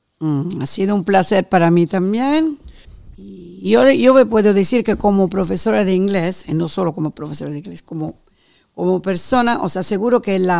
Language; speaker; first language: Spanish; non-native, fluent; Italian